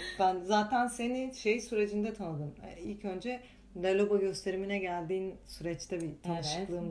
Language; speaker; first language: Turkish; non-native, fluent; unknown